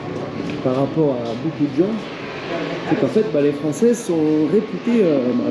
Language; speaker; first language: French; native; French